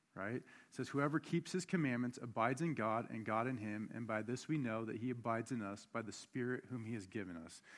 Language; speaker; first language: English; native; English